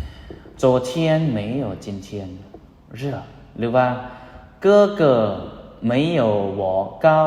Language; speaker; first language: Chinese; non-native, fluent; Lao